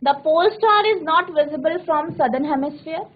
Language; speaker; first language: English; non-native, local second language; Hindi